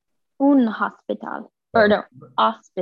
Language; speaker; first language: Spanish; non-native, learner; English